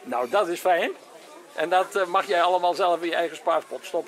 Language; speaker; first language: Dutch; native; Dutch